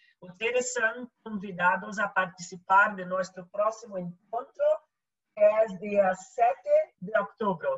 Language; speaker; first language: Portuguese; non-native, learner; Spanish